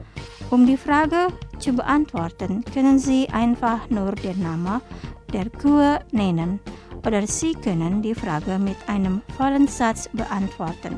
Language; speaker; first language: German; non-native, fluent; Indonesian